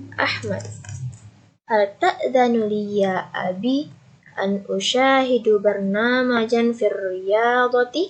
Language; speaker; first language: Arabic; non-native, learner; Indonesian